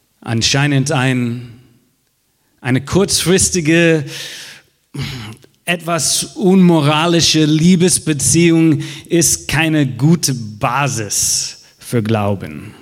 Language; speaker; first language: German; non-native, fluent; English